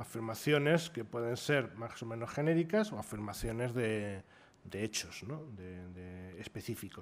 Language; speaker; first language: Spanish; native; Spanish